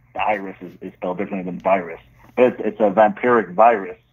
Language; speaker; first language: English; native; English